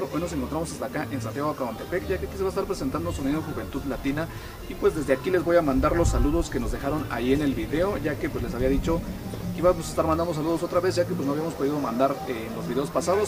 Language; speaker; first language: Spanish; native; Spanish